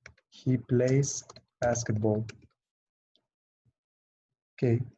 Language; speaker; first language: English; non-native, fluent; Spanish